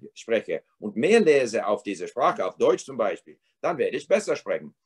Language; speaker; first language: German; non-native, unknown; English